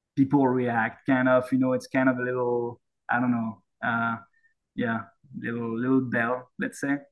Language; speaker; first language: English; non-native, fluent; French